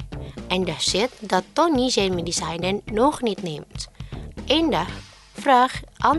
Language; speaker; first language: Dutch; non-native, local second language; Indonesian